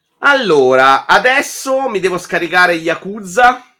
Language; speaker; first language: Italian; native; Italian